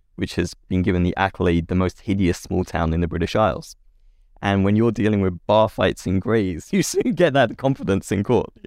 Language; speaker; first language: English; native; English